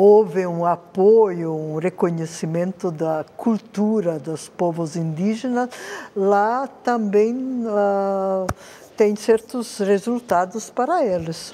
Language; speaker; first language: Portuguese; non-native, fluent; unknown